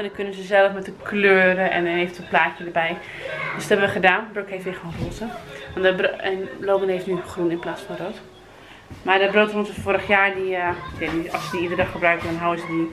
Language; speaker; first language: Dutch; native; Dutch